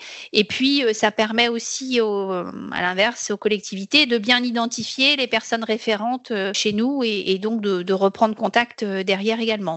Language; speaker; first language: French; native; French